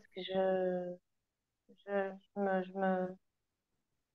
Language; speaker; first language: French; non-native, learner; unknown